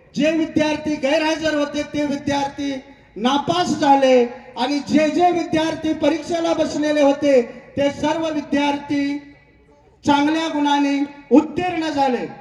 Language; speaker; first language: Marathi; native; Marathi